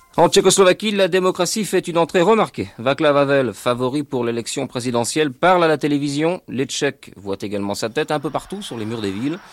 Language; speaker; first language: French; native; French